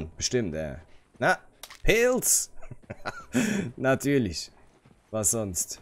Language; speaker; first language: German; native; German